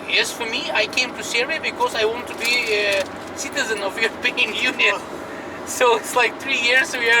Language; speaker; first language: English; non-native, fluent; Russian